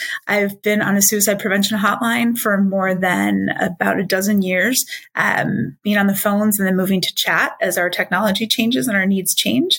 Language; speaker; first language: English; native; English